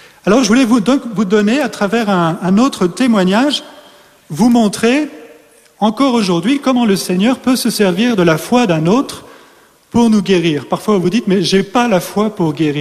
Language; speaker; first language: French; native; French